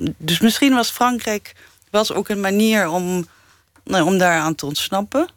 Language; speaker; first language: Dutch; early bilingual, other home language; English